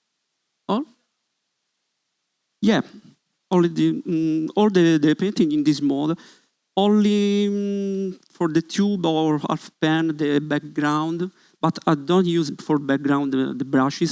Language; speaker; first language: English; non-native, learner; Italian